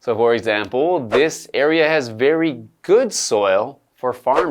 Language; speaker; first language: English; native; English